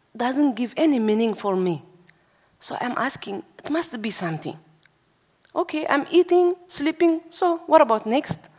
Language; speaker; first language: English; non-native, learner; Tigrinya